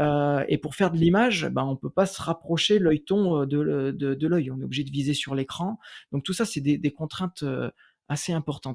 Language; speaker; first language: French; native; French